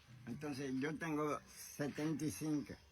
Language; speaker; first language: Spanish; non-native, learner; Haitian Creole